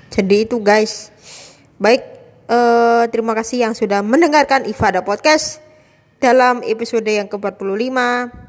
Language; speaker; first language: Indonesian; non-native, local second language; Javanese